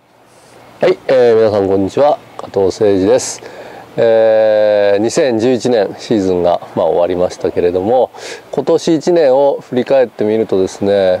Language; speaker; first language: Japanese; native; Japanese